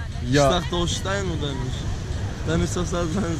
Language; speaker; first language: German; early bilingual, other home language; Turkish